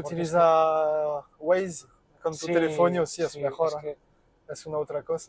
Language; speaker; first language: Spanish; non-native, learner; French